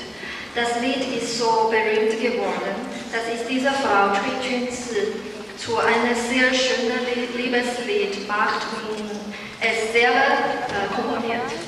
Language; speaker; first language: German; non-native, learner; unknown